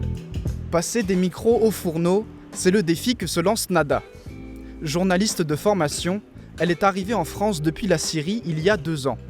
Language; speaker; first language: French; native; French